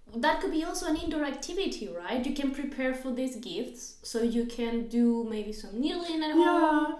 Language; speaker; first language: English; non-native, fluent; Spanish